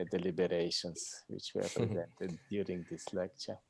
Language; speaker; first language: English; non-native, learner; Ukrainian